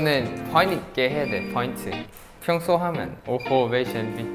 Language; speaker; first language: Korean; non-native, fluent; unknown